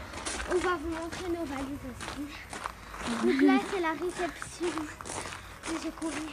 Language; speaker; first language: French; native; French